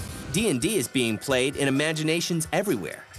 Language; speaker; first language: English; native; English